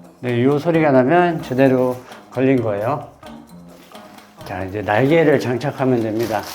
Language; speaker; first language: Korean; native; Korean